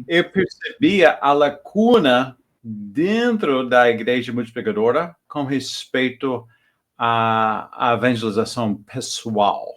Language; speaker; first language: Portuguese; non-native, fluent; English